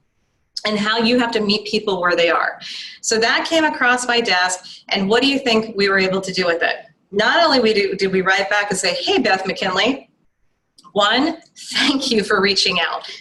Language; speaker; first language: English; native; English